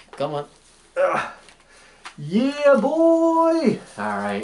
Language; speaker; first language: Japanese; non-native, learner; English